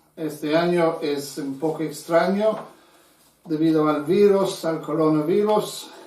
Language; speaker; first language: Spanish; non-native, fluent; English